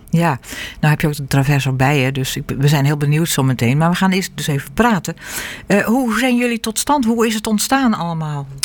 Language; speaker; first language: Dutch; native; Dutch